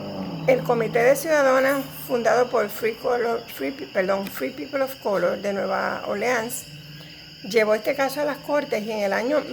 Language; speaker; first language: Spanish; native; Spanish